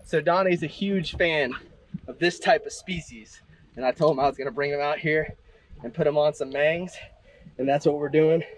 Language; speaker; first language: English; native; English